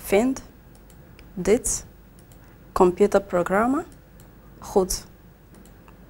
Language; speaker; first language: Dutch; non-native, learner; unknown